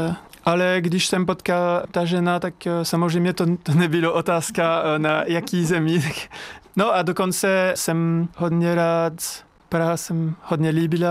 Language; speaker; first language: Czech; non-native, learner; French